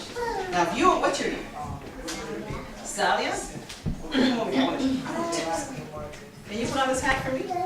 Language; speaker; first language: English; early bilingual, other home language; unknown